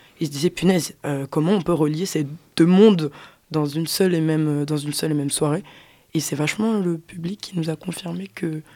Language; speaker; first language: French; native; French